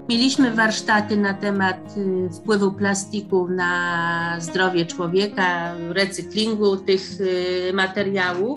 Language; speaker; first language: Polish; native; Polish